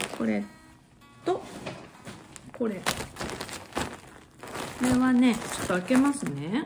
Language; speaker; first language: Japanese; native; Japanese